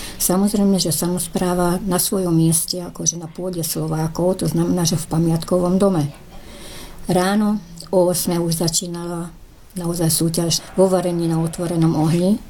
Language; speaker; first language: Slovak; early bilingual, heritage; Slovak